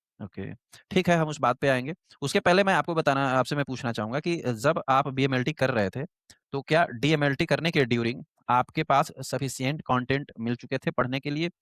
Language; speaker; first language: Hindi; native; Hindi